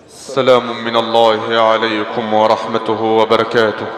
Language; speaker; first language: Arabic; native; Arabic